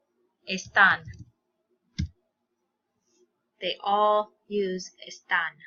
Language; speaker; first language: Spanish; non-native, fluent; English